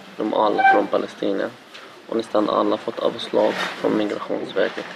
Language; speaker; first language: Swedish; non-native, learner; Arabic